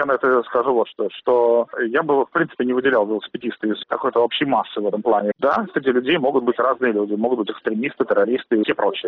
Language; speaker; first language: Russian; native; Russian